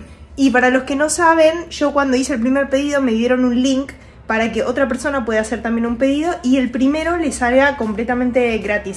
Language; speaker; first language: Spanish; native; Spanish